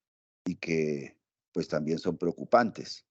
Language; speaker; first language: Spanish; native; Spanish